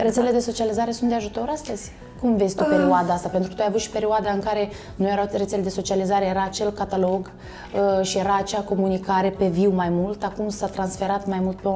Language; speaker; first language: Romanian; native; Romanian